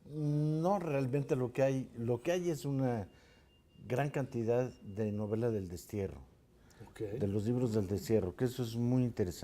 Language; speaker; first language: Spanish; native; Spanish